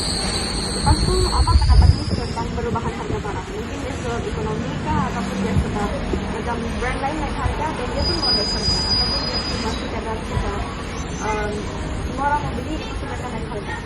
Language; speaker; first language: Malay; non-native, local second language; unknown